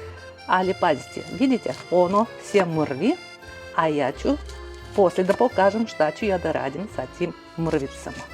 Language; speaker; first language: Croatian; non-native, fluent; Russian